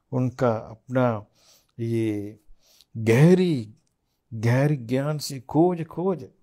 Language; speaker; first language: Hindi; non-native, fluent; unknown